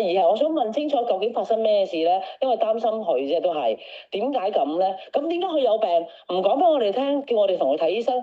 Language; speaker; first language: Cantonese; native; Cantonese